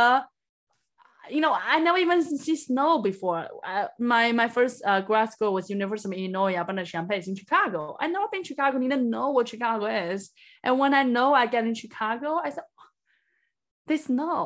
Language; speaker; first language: English; non-native, fluent; Chinese